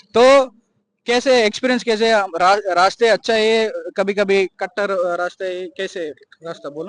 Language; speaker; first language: Hindi; non-native, local second language; Telugu